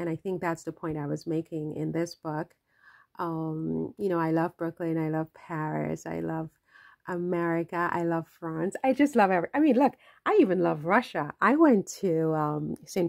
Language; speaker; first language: English; native; English